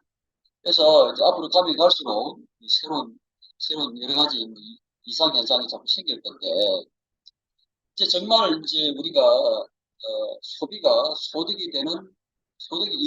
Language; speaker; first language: Korean; native; Korean